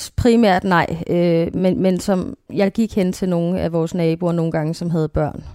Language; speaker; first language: Danish; native; Danish